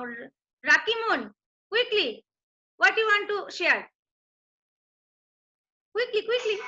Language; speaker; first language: English; non-native, local second language; Bangla